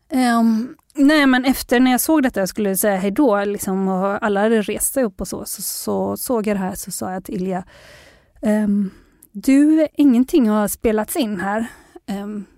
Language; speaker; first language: Swedish; native; Swedish